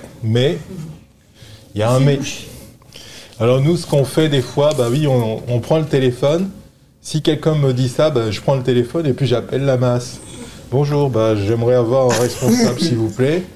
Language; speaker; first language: French; native; French